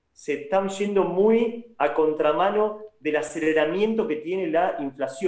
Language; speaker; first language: Spanish; native; Spanish